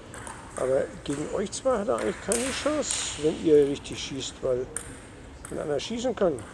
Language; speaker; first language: German; native; German